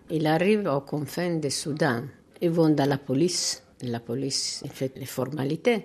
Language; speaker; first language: French; non-native, learner; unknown